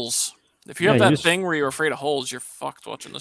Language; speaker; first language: English; native; English